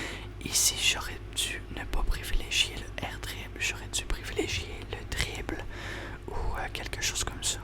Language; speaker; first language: French; native; French